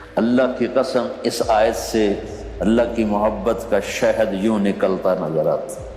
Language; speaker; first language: Urdu; non-native, local second language; Punjabi